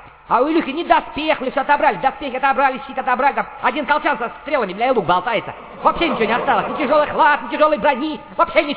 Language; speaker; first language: Russian; native; Russian